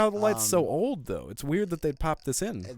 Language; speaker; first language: English; native; English